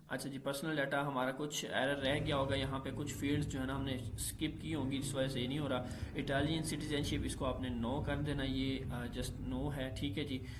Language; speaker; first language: Urdu; native; Urdu